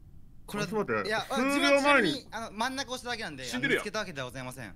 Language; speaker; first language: Japanese; native; Japanese